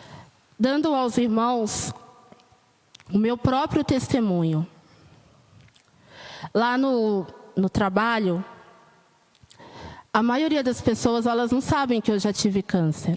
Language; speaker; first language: Portuguese; native; Portuguese